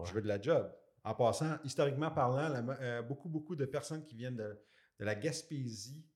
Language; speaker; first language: French; native; French